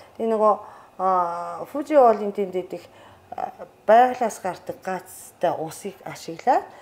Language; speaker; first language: Mongolian; non-native, fluent; Japanese